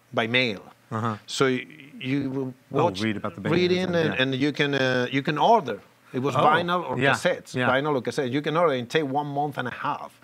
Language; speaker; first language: English; non-native, learner; Spanish